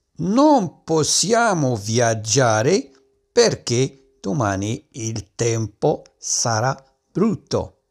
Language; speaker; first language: Italian; non-native, fluent; Arabic